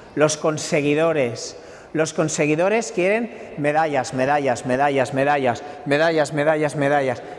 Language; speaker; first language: Spanish; non-native, local second language; Catalan